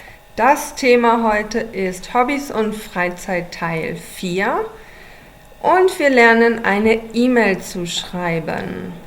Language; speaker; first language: German; non-native, fluent; English